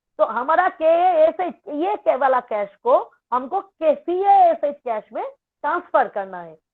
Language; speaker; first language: Hindi; non-native, local second language; Bangla